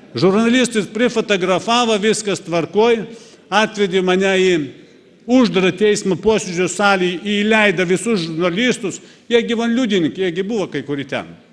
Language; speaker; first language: Lithuanian; non-native, fluent; Russian